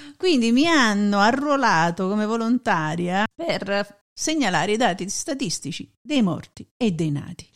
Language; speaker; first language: Italian; native; Italian